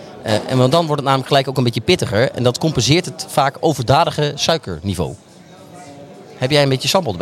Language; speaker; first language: Dutch; native; Dutch